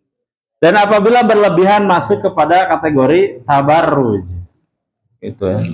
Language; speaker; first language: Indonesian; non-native, local second language; Sundanese